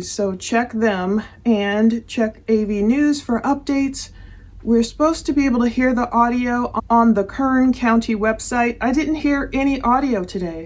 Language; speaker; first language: English; native; English